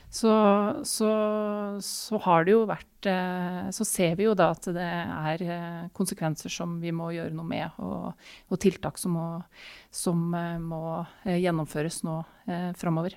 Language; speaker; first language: Norwegian; native; Norwegian